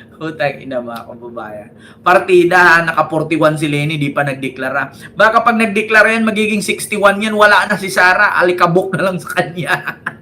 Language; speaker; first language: Filipino; native; Filipino